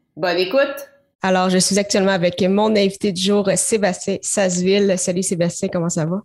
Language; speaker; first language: French; native; French